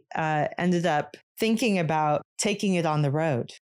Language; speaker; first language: English; native; English